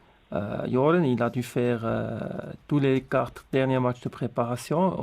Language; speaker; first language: French; non-native, local second language; Swiss German